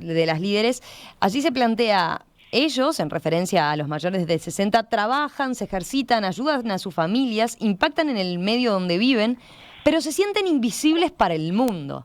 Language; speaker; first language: Spanish; native; Spanish